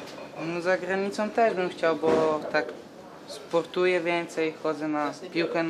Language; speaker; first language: Polish; early bilingual, other home language; Turkish